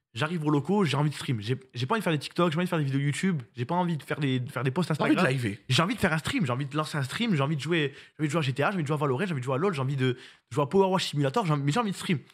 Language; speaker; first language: French; native; French